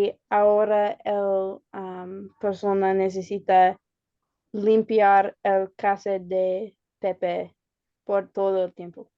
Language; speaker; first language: Spanish; non-native, learner; English